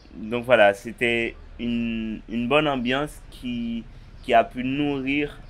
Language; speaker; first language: French; native; French